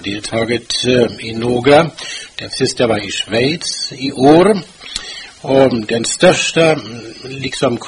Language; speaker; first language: Swedish; non-native, fluent; German